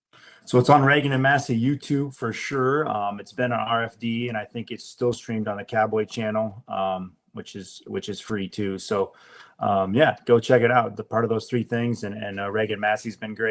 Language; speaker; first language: English; native; English